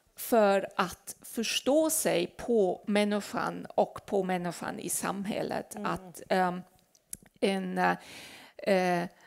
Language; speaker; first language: Swedish; non-native, fluent; German